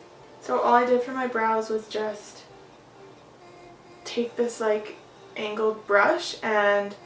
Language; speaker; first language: English; native; English